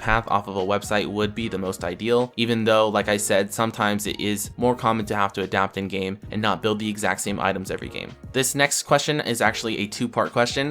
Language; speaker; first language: English; native; English